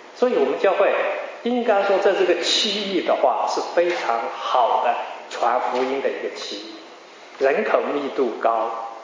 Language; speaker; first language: Chinese; native; Chinese